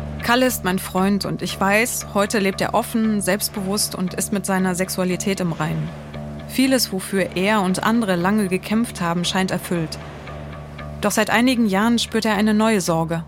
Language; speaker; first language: German; native; German